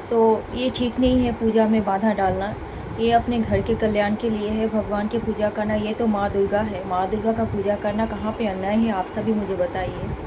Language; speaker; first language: Hindi; non-native, local second language; Bangla